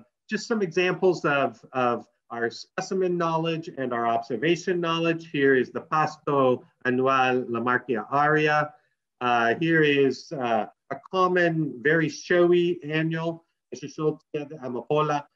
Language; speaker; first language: English; native; English